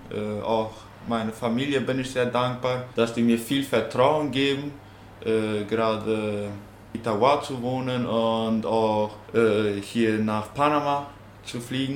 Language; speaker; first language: German; non-native, local second language; Plautdietsch